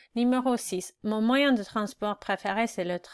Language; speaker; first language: French; non-native, fluent; English